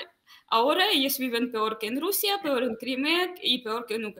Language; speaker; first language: Spanish; non-native, fluent; Russian